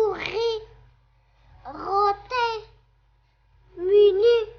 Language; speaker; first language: French; non-native, learner; Arabic